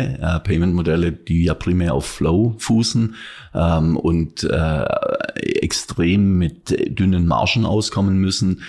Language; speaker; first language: German; native; German